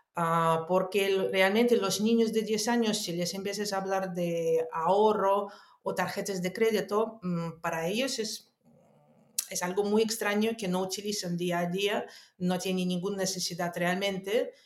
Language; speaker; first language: Spanish; non-native, fluent; Russian